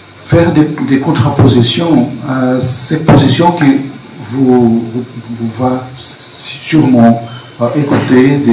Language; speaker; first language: French; non-native, fluent; Portuguese